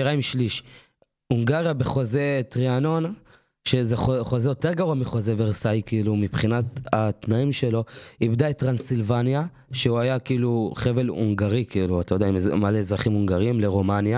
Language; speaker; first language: Hebrew; native; Hebrew